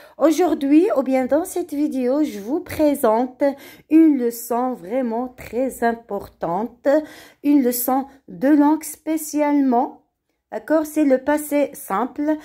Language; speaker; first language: French; non-native, local second language; Arabic